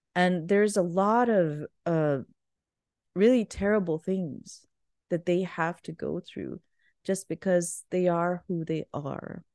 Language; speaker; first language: English; non-native, local second language; Urdu